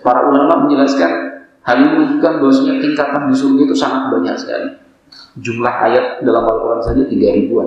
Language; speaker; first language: Indonesian; native; Indonesian